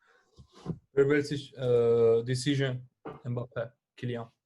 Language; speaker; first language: English; non-native, learner; Persian